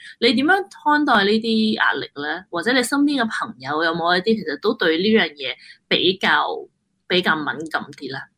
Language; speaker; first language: Cantonese; native; Cantonese